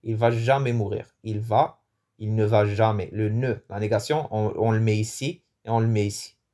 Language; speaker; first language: French; non-native, local second language; Arabic